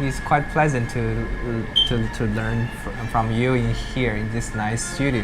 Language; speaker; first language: English; non-native, learner; Chinese